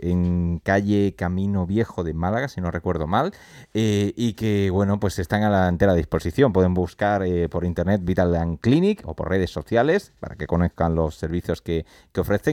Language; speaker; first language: Spanish; native; Spanish